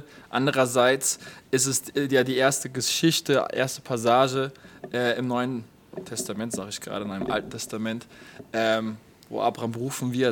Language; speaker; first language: German; native; German